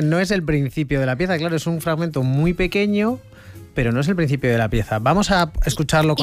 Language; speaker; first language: Spanish; native; Spanish